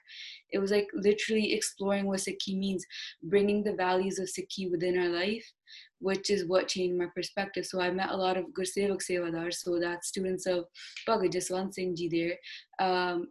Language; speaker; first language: English; non-native, local second language; Punjabi